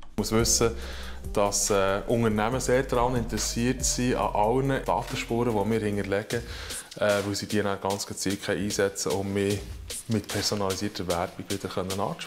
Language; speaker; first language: German; native; German